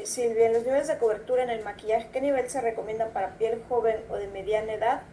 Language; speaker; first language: Spanish; native; Spanish